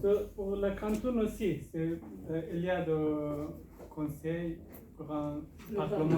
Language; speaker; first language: French; non-native, learner; Persian